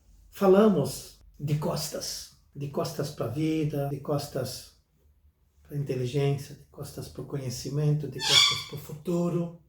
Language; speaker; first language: Portuguese; non-native, fluent; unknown